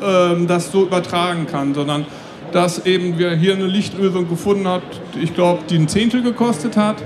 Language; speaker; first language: German; native; German